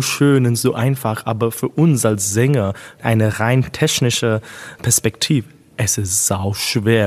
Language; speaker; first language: German; non-native, fluent; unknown